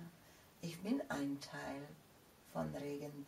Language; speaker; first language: German; non-native, fluent; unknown